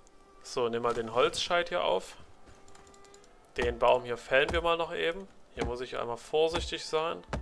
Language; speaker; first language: German; native; German